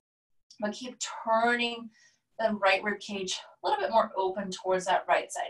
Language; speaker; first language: English; native; English